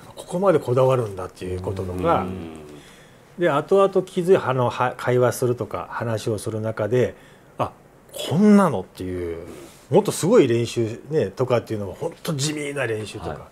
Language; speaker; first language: Japanese; native; Japanese